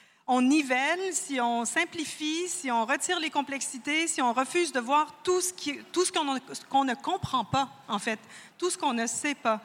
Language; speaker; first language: French; native; French